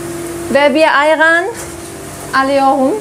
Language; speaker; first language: Turkish; non-native, learner; German